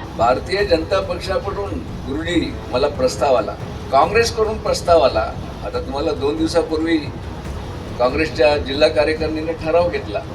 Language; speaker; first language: Marathi; native; Marathi